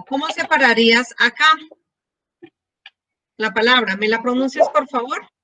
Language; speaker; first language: Spanish; native; Spanish